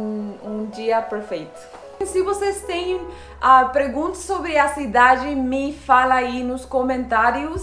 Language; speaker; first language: Portuguese; non-native, fluent; Spanish